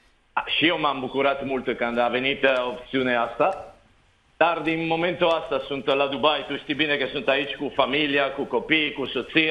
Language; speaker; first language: Romanian; non-native, learner; Italian